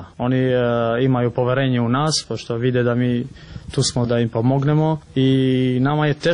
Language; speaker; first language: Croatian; non-native, local second language; Albanian